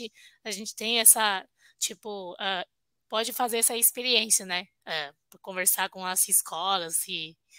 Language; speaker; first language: Portuguese; non-native, fluent; Chinese